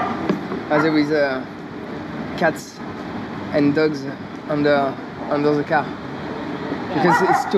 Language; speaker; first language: English; non-native, learner; French